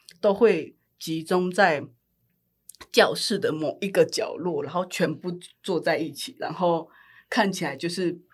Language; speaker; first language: Chinese; native; Chinese